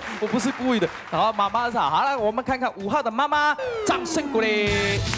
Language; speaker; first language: Chinese; native; Chinese